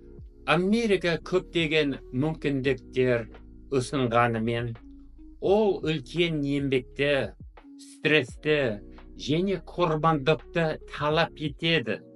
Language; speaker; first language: Kazakh; non-native, fluent; English